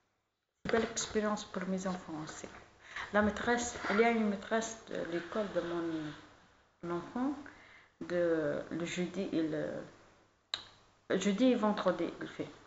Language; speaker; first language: French; non-native, learner; Arabic